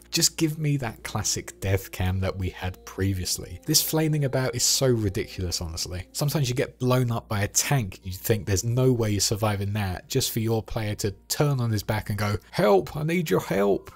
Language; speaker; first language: English; native; English